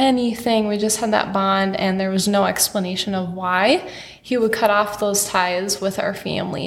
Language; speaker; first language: English; native; English